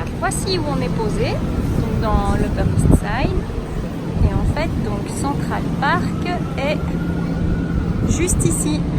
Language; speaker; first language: French; native; French